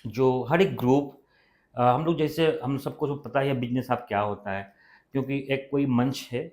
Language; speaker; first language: Hindi; non-native, local second language; Bangla